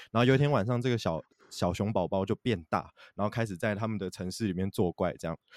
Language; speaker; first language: Chinese; native; Chinese